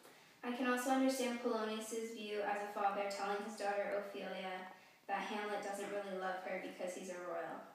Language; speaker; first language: English; native; English